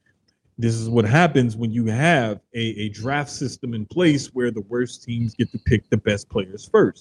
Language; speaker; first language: English; native; English